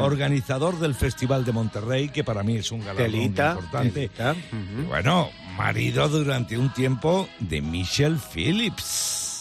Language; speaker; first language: Spanish; native; Spanish